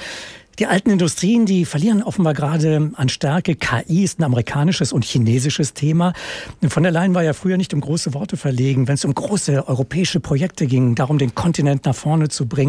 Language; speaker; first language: German; native; German